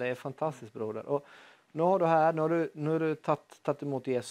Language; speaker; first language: Swedish; native; Swedish